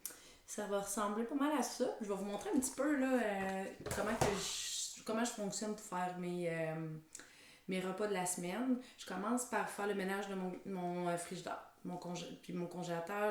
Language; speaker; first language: French; native; French